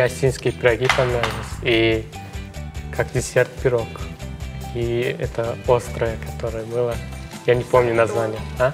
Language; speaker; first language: Russian; non-native, learner; Turkmen